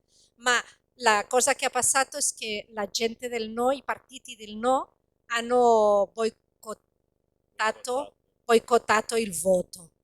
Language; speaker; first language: Italian; non-native, fluent; Catalan